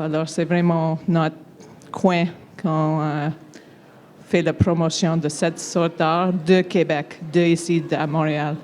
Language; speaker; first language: French; non-native, local second language; English